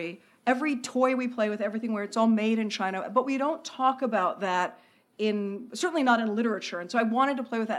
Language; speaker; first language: English; native; English